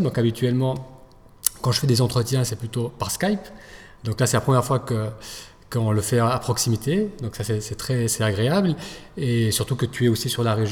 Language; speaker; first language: French; native; French